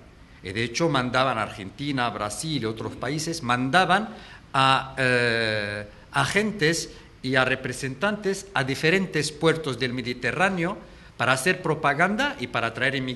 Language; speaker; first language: Spanish; non-native, fluent; Arabic